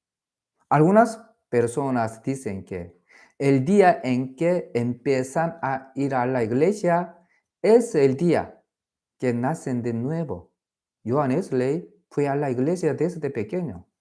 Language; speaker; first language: Spanish; non-native, fluent; Korean